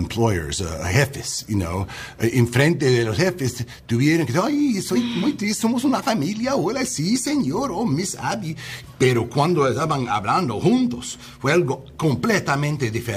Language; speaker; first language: Spanish; non-native, learner; English